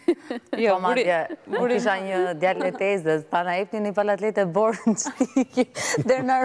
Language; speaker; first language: Albanian; native; Albanian